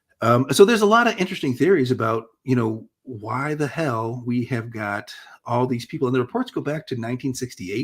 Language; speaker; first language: English; native; English